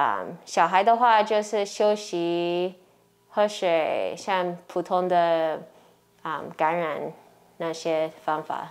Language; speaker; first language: Chinese; early bilingual, heritage; English